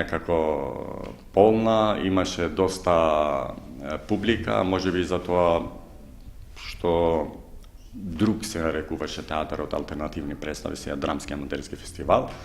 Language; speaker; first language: Macedonian; native; Macedonian